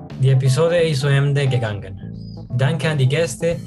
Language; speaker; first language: German; non-native, learner; Spanish